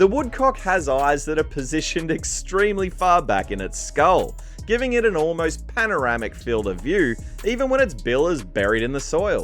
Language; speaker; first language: English; native; English